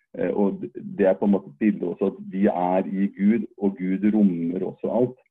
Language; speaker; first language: Norwegian; native; Norwegian